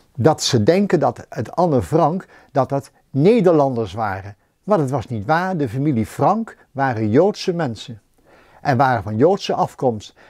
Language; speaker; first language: Dutch; native; Dutch